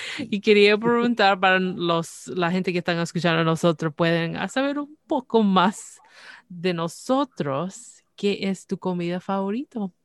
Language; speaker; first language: Spanish; early bilingual, heritage; Spanish